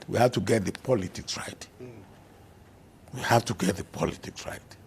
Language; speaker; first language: English; non-native, local second language; Yoruba